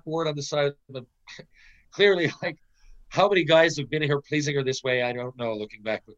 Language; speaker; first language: English; native; English